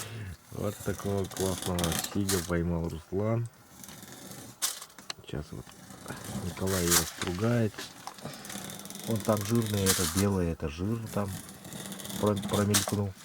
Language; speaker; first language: Russian; native; Russian